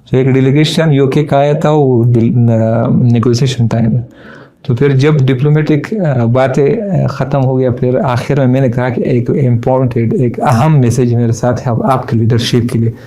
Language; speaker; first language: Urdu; non-native, learner; Pashto